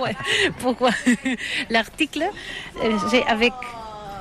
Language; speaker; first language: French; non-native, learner; Catalan